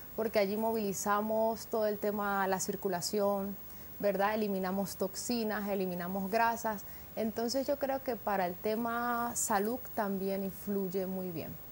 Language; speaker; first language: Spanish; native; Spanish